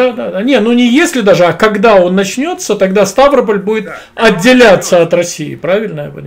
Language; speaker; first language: Russian; native; Russian